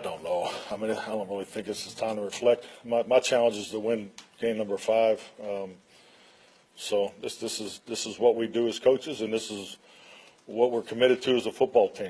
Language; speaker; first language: English; native; English